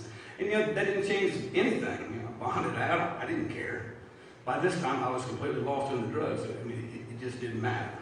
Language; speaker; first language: English; native; English